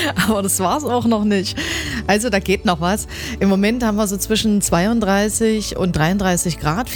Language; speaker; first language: German; native; German